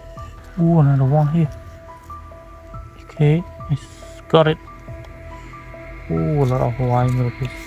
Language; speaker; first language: English; non-native, learner; Khmer